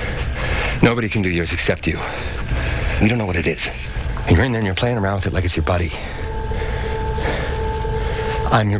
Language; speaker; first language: English; native; English